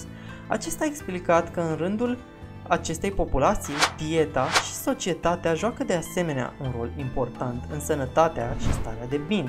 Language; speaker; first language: Romanian; native; Romanian